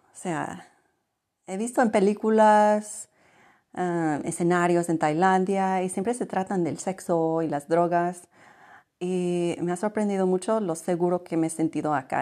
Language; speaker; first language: Spanish; early bilingual, heritage; Spanish